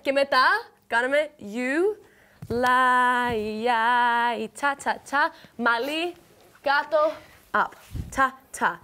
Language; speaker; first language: Greek; early bilingual, heritage; Greek